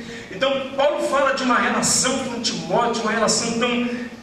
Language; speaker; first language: Portuguese; native; Portuguese